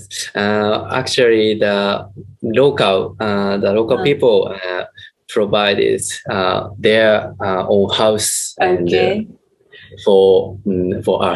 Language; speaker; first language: English; non-native, learner; Japanese